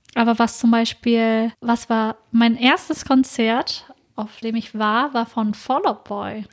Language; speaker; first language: German; early bilingual, other home language; Vietnamese